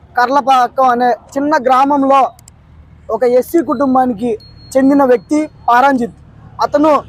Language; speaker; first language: Telugu; native; Telugu